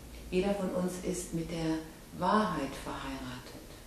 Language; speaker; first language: German; native; German